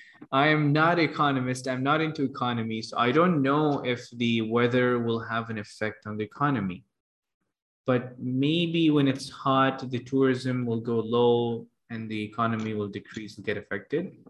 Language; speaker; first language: English; non-native, fluent; Arabic